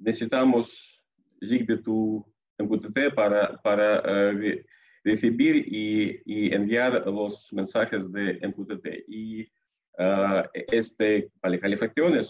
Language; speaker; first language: Spanish; non-native, fluent; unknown